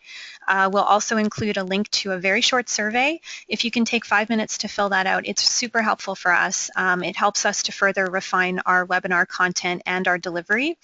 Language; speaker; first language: English; native; English